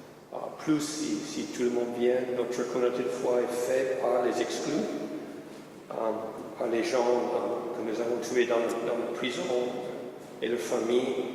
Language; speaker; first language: French; non-native, fluent; English